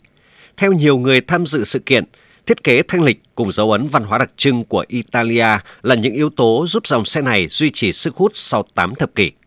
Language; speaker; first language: Vietnamese; native; Vietnamese